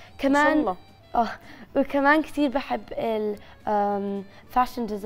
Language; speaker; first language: Arabic; early bilingual, heritage; Arabic